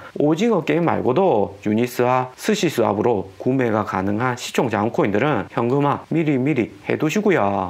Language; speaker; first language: Korean; native; Korean